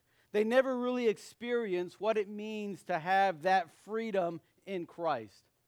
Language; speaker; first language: English; native; English